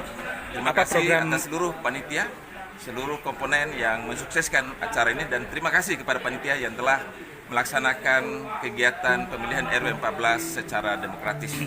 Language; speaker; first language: Indonesian; native; Indonesian